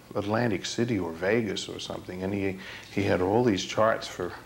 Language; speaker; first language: English; native; English